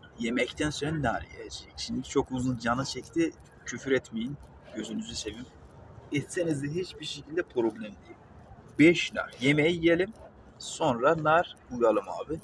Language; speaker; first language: Turkish; native; Turkish